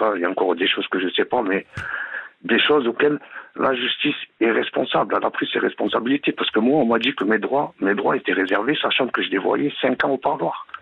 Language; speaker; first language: French; native; French